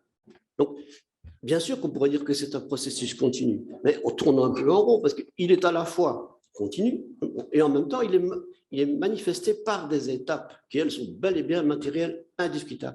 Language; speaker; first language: French; native; French